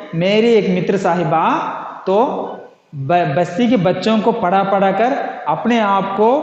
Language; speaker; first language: Hindi; non-native, local second language; Telugu